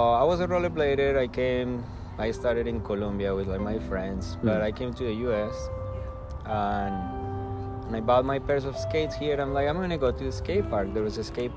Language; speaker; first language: English; non-native, fluent; Spanish